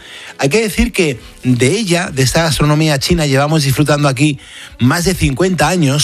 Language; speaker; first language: Spanish; native; Spanish